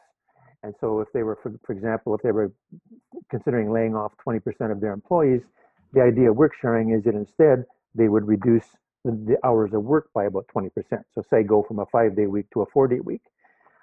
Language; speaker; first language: English; native; English